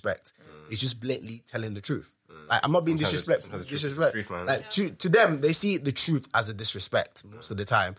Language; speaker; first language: English; non-native, local second language; Yoruba